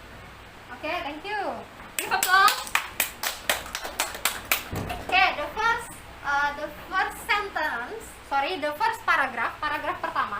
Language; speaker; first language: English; non-native, fluent; Indonesian